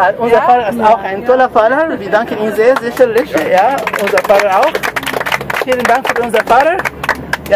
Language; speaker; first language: German; non-native, fluent; Arabic